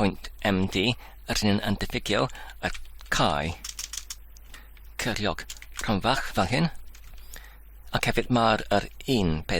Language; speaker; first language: Welsh; non-native, learner; Polish